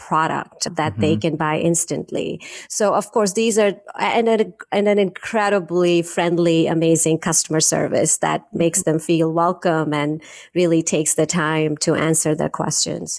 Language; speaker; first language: English; non-native, local second language; Hindi